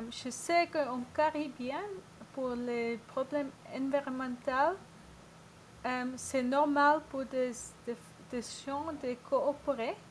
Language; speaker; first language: French; non-native, learner; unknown